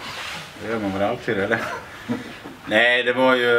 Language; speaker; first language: Swedish; native; Swedish